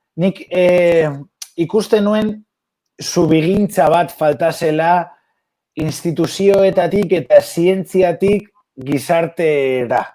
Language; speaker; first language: Basque; non-native, local second language; Spanish